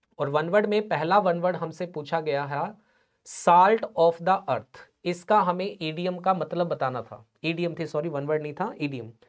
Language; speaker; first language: Hindi; non-native, local second language; Punjabi